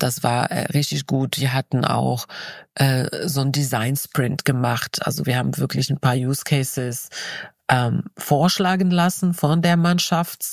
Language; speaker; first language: German; non-native, fluent; Arabic